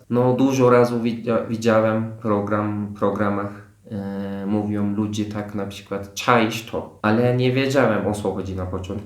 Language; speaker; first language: Polish; non-native, fluent; Turkish